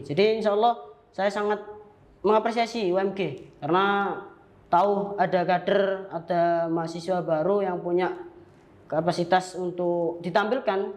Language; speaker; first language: Indonesian; non-native, local second language; Javanese